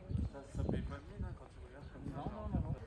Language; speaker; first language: French; native; French